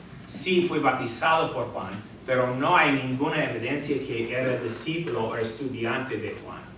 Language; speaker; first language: Spanish; non-native, fluent; English